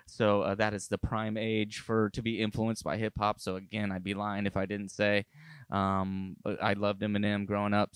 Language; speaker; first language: English; native; English